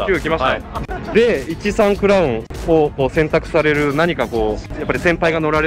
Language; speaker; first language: Japanese; native; Japanese